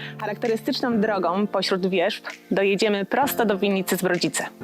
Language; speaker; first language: Polish; native; Polish